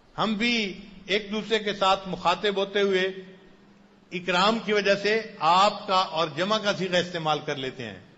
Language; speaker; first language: Urdu; non-native, local second language; Saraiki